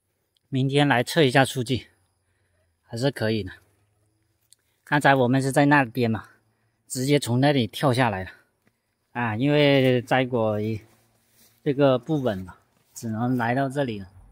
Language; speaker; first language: Chinese; non-native, local second language; Cantonese